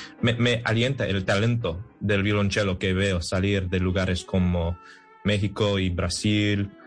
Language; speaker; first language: Spanish; non-native, fluent; English